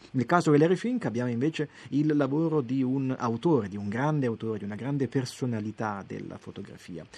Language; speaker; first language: Italian; native; Italian